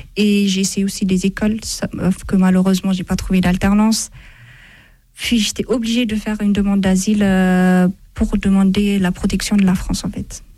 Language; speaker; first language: French; non-native, fluent; Amharic